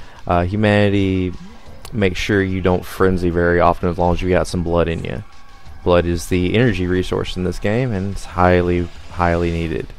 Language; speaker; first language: English; native; English